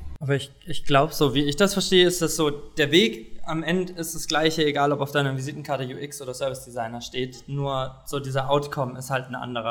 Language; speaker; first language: German; native; German